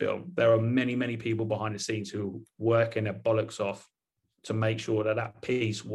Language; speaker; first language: English; native; English